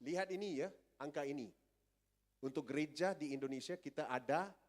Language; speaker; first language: Indonesian; non-native, fluent; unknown